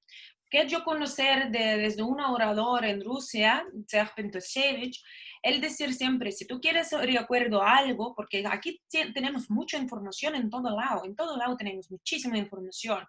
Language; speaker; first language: Spanish; non-native, learner; Russian